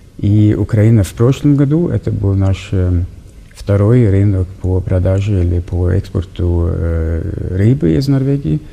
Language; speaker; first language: Russian; non-native, fluent; Norwegian